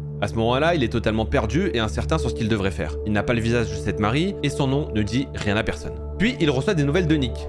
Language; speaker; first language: French; native; French